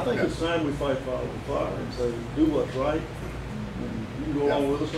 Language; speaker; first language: English; native; English